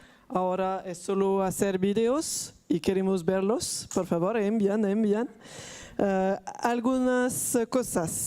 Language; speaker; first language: Spanish; non-native, fluent; Italian